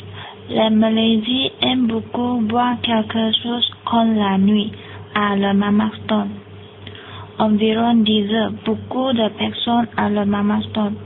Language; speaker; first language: French; non-native, learner; Malay